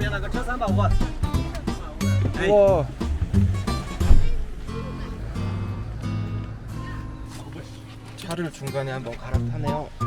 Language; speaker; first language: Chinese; non-native, learner; Korean